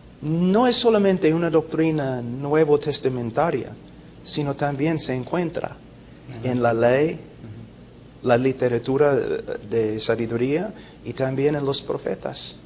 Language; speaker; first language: Spanish; non-native, fluent; English